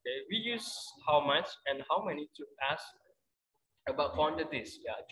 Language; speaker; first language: English; non-native, fluent; Indonesian